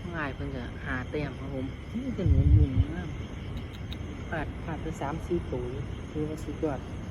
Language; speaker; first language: Thai; native; Thai